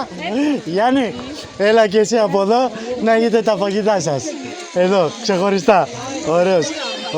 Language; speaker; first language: Greek; non-native, fluent; Armenian